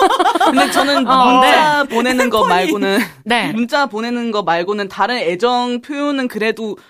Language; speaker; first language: Korean; non-native, fluent; English